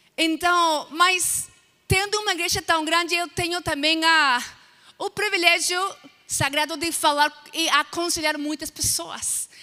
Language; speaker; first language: Portuguese; non-native, fluent; English